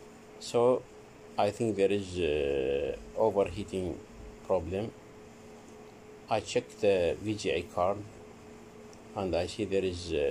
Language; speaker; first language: English; non-native, learner; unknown